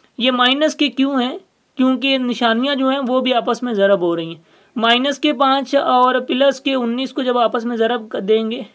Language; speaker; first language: Urdu; non-native, local second language; Sindhi